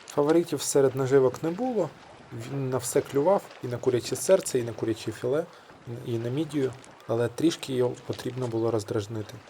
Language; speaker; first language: Ukrainian; native; Ukrainian